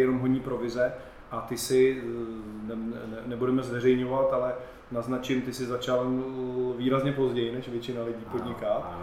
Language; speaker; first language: Czech; native; Czech